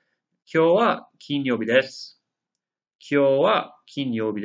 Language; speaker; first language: Japanese; non-native, fluent; English